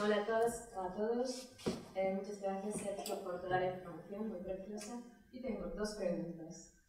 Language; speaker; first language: Spanish; non-native, fluent; Chinese